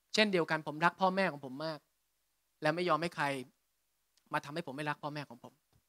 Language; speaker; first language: Thai; native; Thai